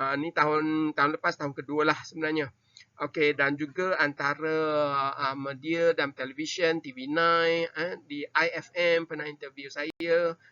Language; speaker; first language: Malay; non-native, local second language; Chinese